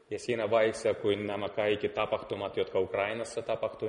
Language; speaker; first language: Finnish; non-native, fluent; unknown